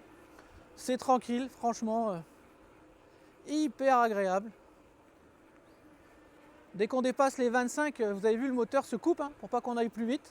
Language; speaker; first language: French; native; French